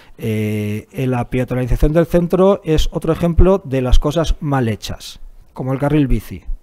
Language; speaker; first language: Spanish; native; Spanish